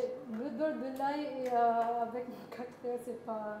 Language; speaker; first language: French; non-native, learner; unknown